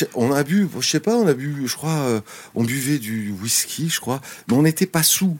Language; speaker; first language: French; native; French